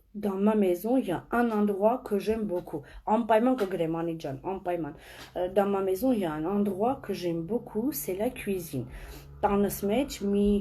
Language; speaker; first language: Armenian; native; Armenian